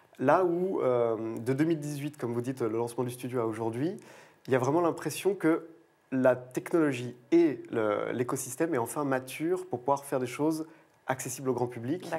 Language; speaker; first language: French; native; French